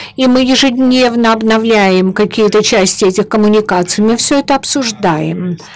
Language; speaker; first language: Russian; non-native, fluent; Italian